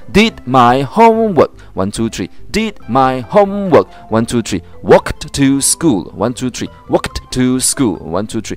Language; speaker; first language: English; non-native, local second language; Chinese